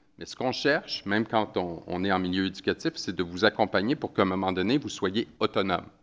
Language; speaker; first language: French; native; French